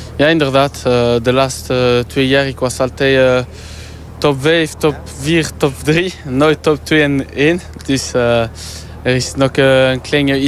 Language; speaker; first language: Dutch; non-native, local second language; French